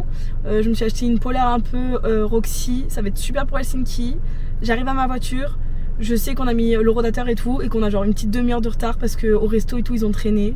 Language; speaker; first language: French; native; French